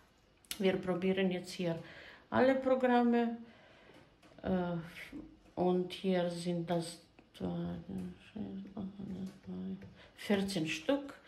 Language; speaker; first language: German; non-native, fluent; Croatian